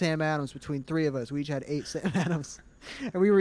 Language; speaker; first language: English; native; English